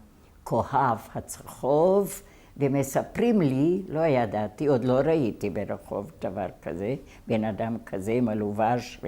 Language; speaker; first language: Hebrew; non-native, fluent; Hungarian